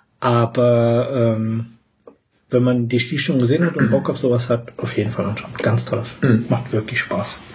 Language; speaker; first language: German; native; German